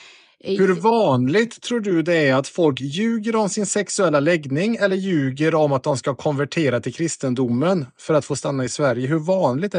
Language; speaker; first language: Swedish; native; Swedish